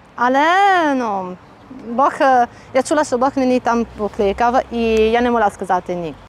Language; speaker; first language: Ukrainian; non-native, learner; Italian